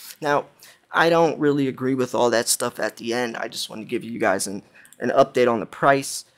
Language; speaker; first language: English; native; English